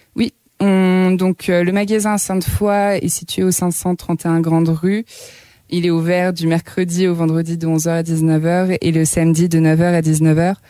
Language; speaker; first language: French; native; French